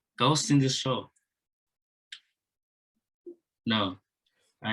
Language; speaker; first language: English; non-native, learner; Japanese